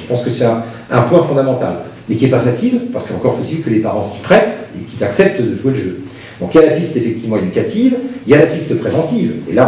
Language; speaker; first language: French; native; French